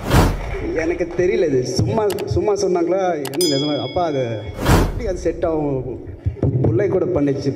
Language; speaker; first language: Tamil; non-native, local second language; Telugu